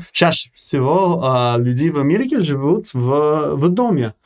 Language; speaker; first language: Russian; non-native, fluent; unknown